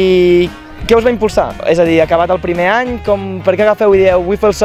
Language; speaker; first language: Catalan; native; Catalan